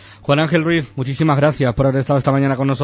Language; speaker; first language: Spanish; native; Spanish